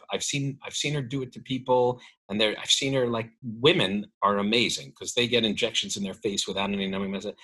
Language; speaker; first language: English; native; English